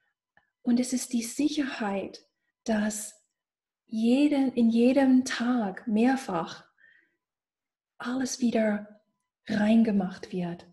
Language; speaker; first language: German; non-native, fluent; English